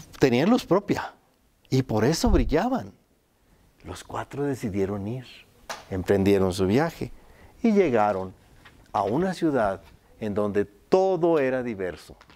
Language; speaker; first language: Spanish; native; Spanish